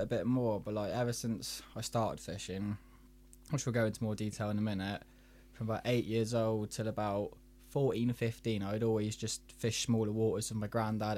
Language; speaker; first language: English; native; English